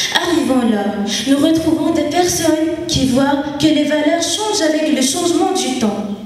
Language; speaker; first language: French; non-native, local second language; Arabic